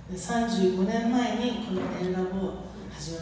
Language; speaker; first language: Japanese; early bilingual, heritage; English